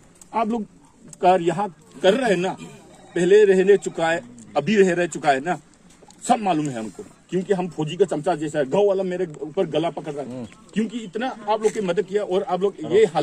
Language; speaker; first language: Hindi; non-native, local second language; Manipuri